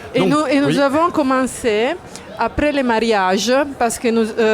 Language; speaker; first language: French; non-native, learner; Italian